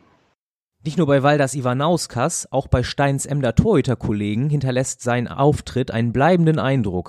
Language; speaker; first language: German; native; German